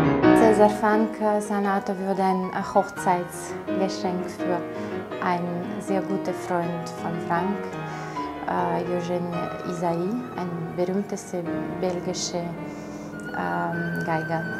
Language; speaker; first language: German; non-native, fluent; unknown